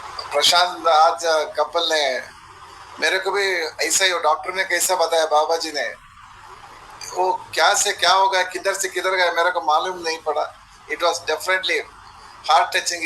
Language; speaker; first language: Hindi; non-native, local second language; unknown